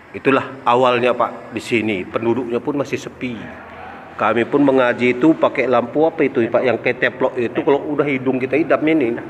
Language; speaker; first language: Indonesian; native; Indonesian